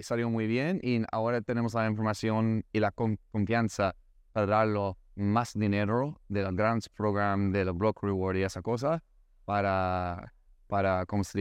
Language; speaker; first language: Spanish; non-native, learner; English